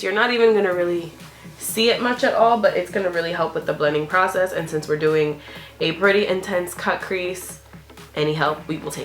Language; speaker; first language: English; native; English